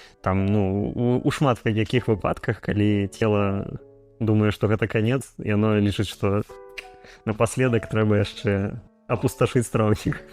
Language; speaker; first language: Belarusian; non-native, local second language; Russian